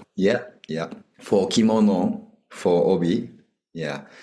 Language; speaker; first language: English; non-native, learner; Japanese